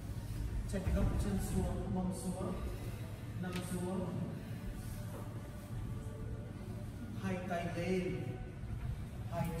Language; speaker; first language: Vietnamese; non-native, learner; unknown